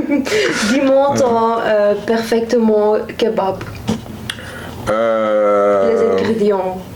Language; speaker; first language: French; non-native, local second language; Turkish